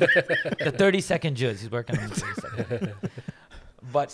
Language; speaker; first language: English; native; English